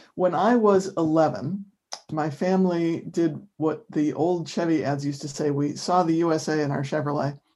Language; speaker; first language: English; native; English